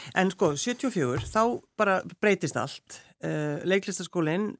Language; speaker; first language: Icelandic; native; Icelandic